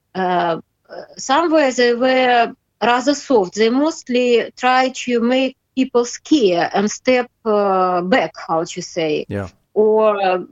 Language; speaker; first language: English; non-native, learner; Russian